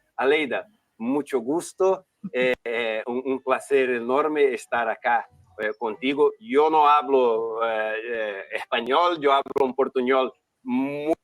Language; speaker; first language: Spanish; non-native, learner; Portuguese